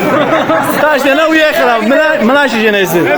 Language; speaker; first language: Russian; non-native, local second language; Tajik